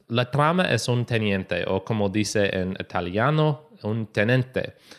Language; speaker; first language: Spanish; non-native, learner; English